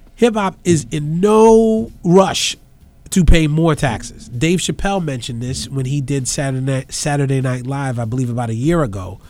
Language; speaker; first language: English; native; English